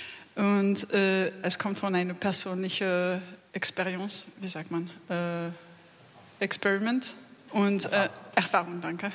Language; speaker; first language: German; non-native, fluent; French